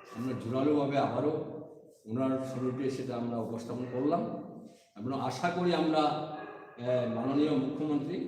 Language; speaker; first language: Bangla; non-native, local second language; Kok Borok